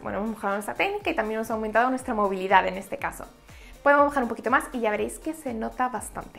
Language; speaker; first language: Spanish; native; Spanish